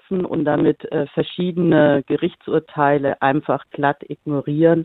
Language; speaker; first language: German; native; German